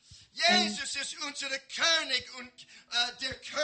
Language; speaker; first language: German; non-native, learner; English